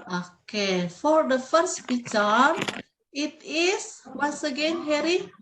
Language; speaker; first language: English; non-native, fluent; Indonesian